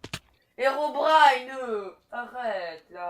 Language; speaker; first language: French; native; French